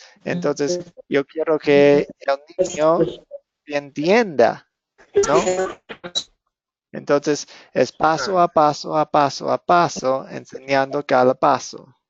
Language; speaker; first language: Spanish; non-native, fluent; English